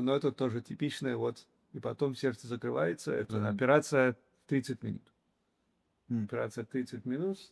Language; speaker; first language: Russian; early bilingual, heritage; English